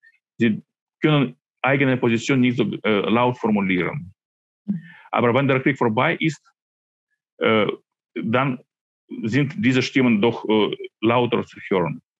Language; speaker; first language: German; non-native, fluent; Ukrainian